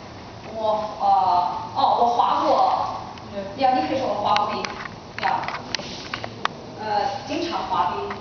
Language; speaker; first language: Chinese; non-native, learner; German